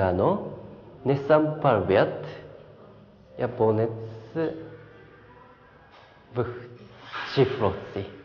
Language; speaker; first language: Bulgarian; non-native, learner; Japanese